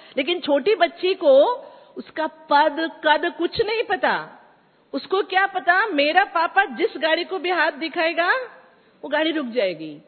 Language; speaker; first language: Hindi; non-native, local second language; Kannada